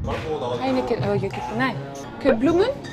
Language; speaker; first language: Korean; non-native, fluent; French